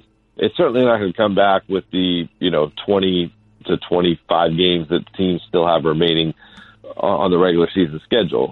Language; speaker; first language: English; native; English